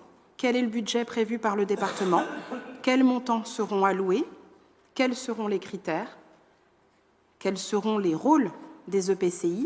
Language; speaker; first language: French; native; French